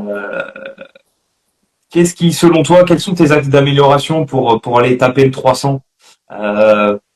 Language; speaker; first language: French; native; French